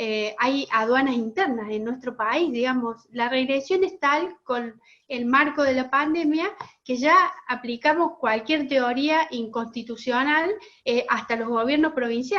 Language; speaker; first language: Spanish; native; Spanish